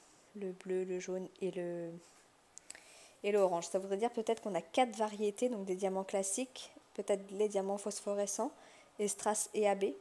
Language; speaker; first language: French; native; French